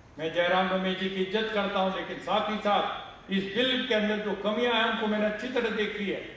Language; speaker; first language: Hindi; non-native, local second language; Telugu